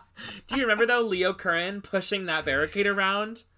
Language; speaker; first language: English; native; English